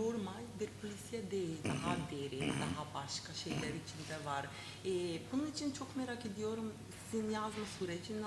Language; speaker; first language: Turkish; non-native, learner; Macedonian